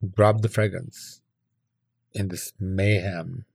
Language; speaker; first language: English; early bilingual, other home language; Russian